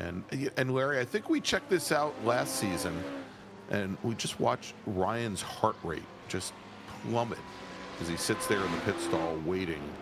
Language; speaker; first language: English; native; English